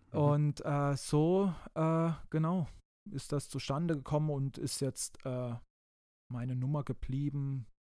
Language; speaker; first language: German; native; German